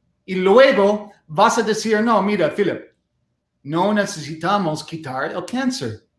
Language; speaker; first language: Spanish; non-native, fluent; English